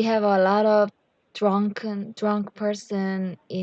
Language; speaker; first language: English; non-native, learner; Korean